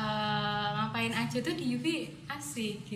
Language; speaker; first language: Indonesian; native; Indonesian